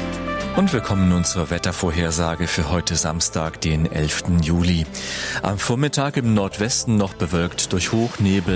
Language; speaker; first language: German; native; German